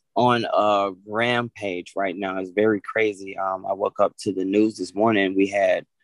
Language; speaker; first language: English; native; English